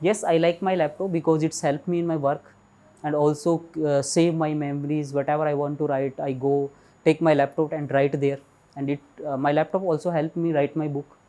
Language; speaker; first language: English; non-native, local second language; Hindi